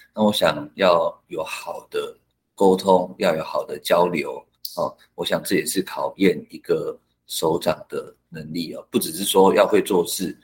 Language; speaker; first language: Chinese; non-native, local second language; Hakka Chinese